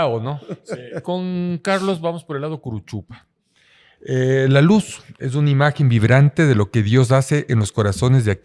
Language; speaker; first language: Spanish; native; Spanish